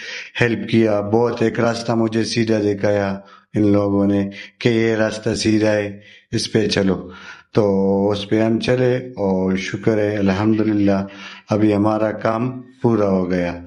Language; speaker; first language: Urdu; non-native, local second language; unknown